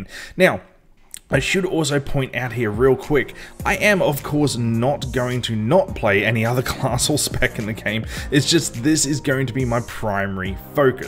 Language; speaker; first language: English; native; English